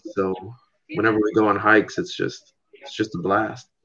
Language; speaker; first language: English; native; English